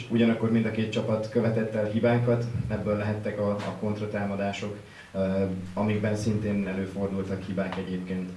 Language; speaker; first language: Hungarian; native; Hungarian